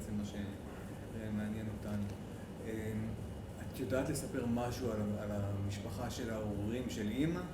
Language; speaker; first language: Hebrew; native; Hebrew